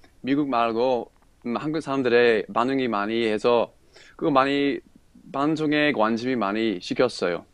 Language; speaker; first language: Korean; non-native, learner; English